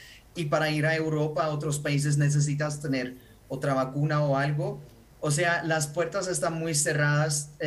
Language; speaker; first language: Spanish; non-native, fluent; Ukrainian